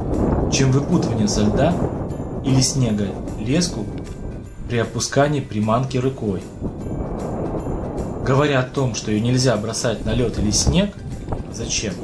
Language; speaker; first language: Russian; native; Russian